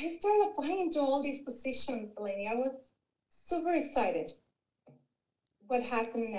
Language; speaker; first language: English; non-native, fluent; Spanish